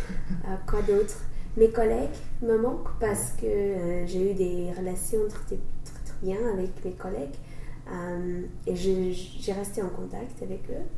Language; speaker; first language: French; non-native, fluent; English